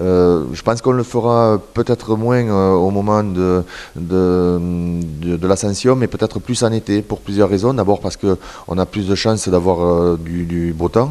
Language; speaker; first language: French; native; French